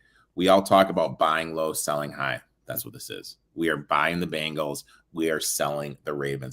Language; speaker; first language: English; native; English